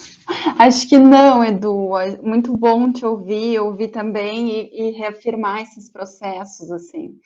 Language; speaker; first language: Portuguese; native; Portuguese